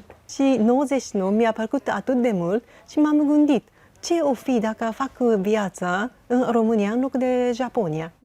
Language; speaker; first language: Romanian; non-native, learner; Japanese